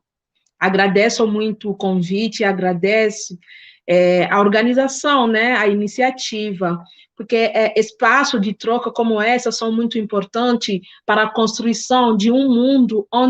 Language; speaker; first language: Portuguese; non-native, fluent; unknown